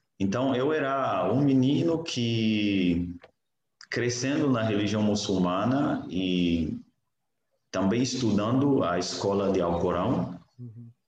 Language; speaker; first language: Portuguese; non-native, fluent; Hausa